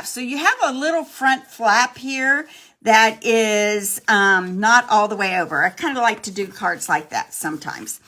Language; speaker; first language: English; native; English